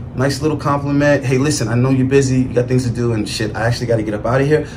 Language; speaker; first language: English; native; English